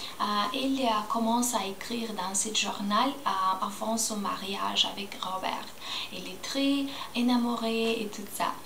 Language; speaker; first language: French; non-native, learner; Spanish